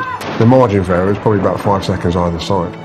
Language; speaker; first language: English; native; English